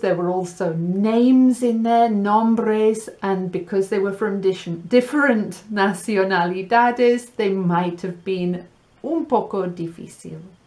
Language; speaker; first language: English; native; English